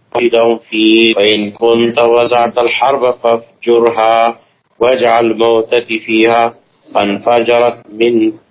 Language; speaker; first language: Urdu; non-native, local second language; Pashto